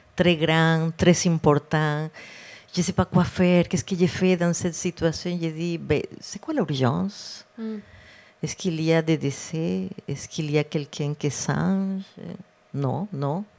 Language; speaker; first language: French; non-native, fluent; Spanish